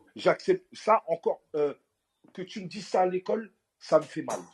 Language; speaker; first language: French; native; French